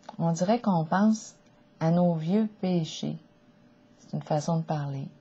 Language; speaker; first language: French; native; French